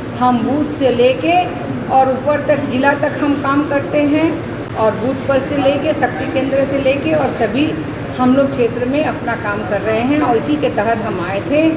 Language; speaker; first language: Hindi; native; Hindi